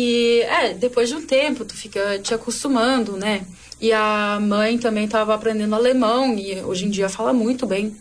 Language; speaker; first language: Portuguese; early bilingual, heritage; Portuguese